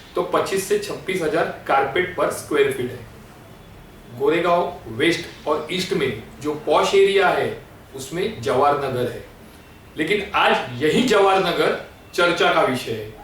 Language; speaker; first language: Hindi; non-native, local second language; Marathi